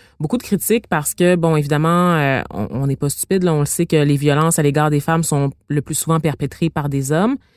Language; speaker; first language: French; native; French